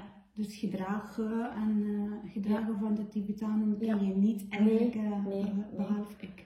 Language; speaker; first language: Dutch; non-native, fluent; Tibetan